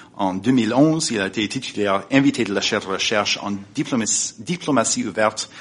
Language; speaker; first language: French; non-native, fluent; English